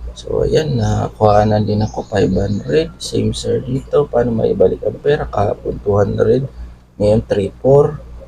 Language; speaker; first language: Filipino; non-native, local second language; Bikol